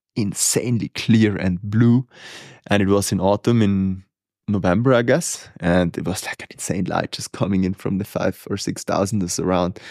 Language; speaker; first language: English; non-native, fluent; Italian